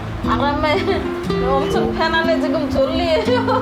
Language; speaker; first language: Korean; non-native, local second language; Bangla